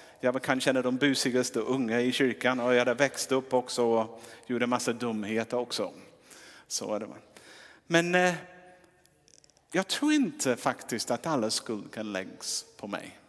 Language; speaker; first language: Swedish; non-native, fluent; English